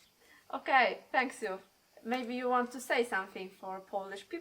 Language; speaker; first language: English; non-native, learner; Polish